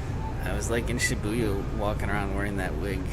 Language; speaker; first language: English; native; English